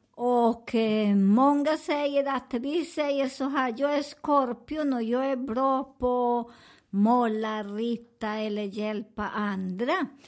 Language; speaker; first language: Swedish; non-native, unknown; Spanish